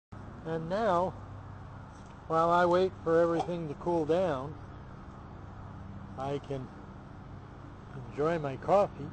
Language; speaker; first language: English; native; English